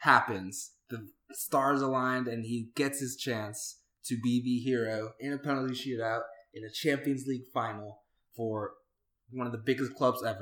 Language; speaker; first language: English; native; English